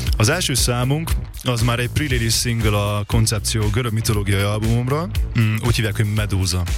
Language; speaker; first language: Hungarian; early bilingual, other home language; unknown